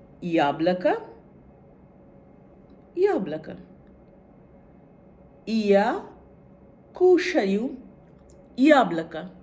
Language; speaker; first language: Russian; non-native, fluent; Bangla